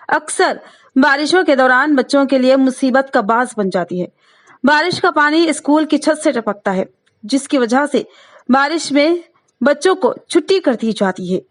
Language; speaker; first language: Urdu; native; Urdu